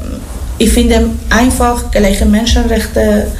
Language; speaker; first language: German; non-native, learner; Persian